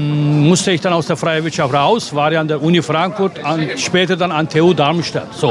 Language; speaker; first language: German; non-native, fluent; Turkish